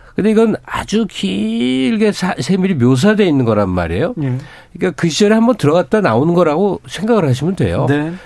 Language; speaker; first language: Korean; native; Korean